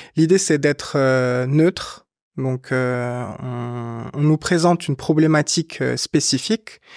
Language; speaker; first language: French; non-native, local second language; Arabic